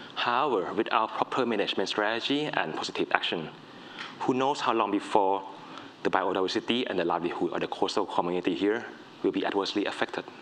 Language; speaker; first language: English; non-native, fluent; Thai